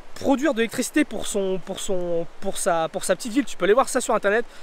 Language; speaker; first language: French; native; French